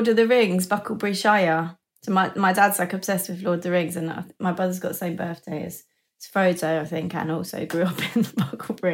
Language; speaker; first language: English; native; English